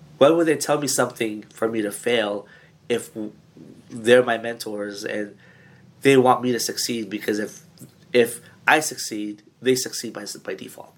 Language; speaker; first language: English; early bilingual, other home language; Filipino